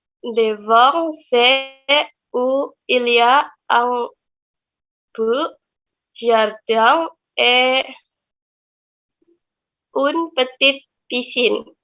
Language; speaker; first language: French; non-native, learner; Indonesian